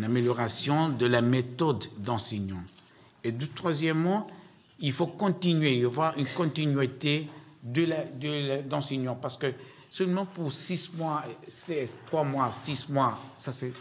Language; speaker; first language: French; non-native, learner; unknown